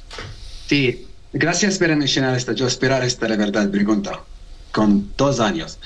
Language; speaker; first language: Spanish; non-native, learner; Arabic